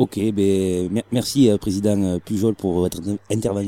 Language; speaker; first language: French; native; French